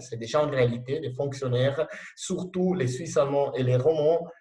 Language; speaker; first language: French; non-native, local second language; Italian